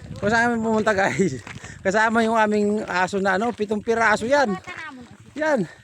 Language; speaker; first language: Filipino; non-native, local second language; Aklanon